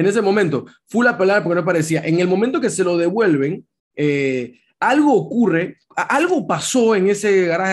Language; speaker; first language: Spanish; native; Spanish